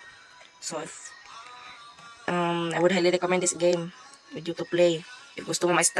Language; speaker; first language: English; non-native, local second language; Cebuano